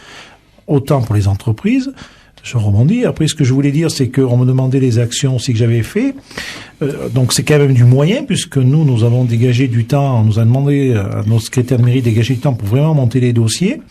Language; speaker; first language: French; native; French